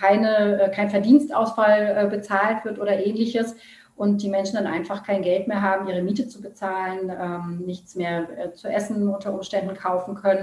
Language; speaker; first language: German; native; German